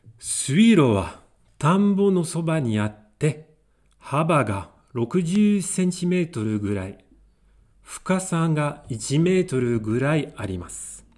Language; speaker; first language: French; native; French